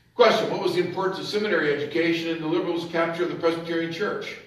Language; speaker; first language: English; native; English